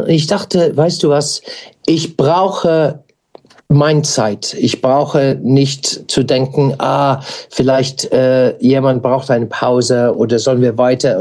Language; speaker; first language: German; non-native, fluent; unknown